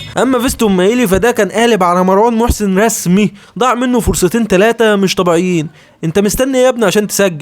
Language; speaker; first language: Arabic; native; Arabic